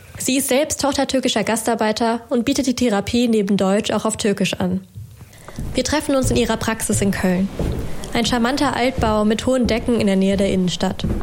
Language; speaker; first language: German; native; German